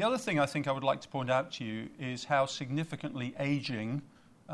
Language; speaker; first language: English; native; English